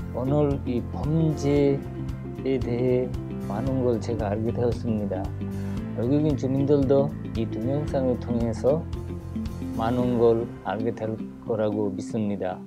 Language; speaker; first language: Korean; non-native, fluent; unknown